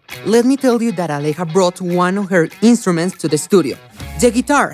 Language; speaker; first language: English; non-native, learner; Spanish